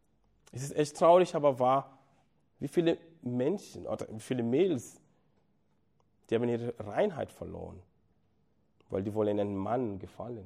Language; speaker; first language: German; non-native, fluent; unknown